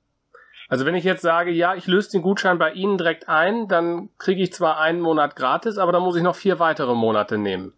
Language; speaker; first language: German; native; German